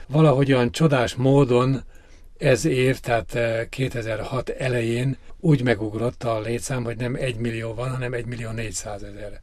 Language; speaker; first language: Hungarian; native; Hungarian